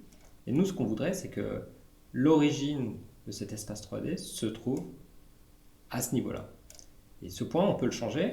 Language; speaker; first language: French; native; French